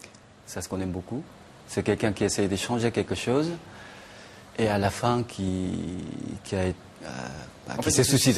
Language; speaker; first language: French; non-native, fluent; Korean